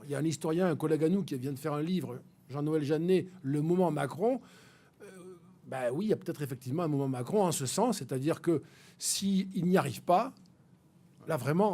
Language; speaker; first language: French; native; French